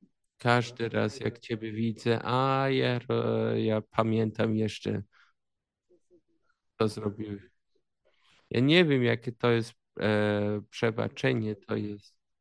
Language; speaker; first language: Polish; early bilingual, heritage; Polish